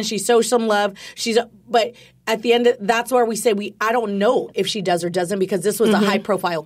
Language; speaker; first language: English; native; English